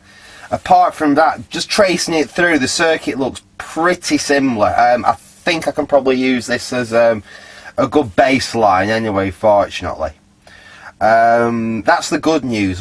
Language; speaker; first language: English; native; English